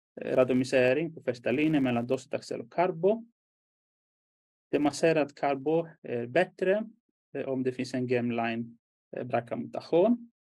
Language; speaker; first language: Swedish; non-native, fluent; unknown